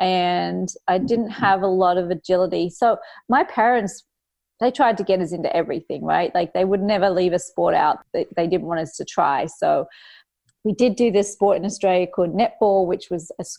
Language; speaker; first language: English; native; English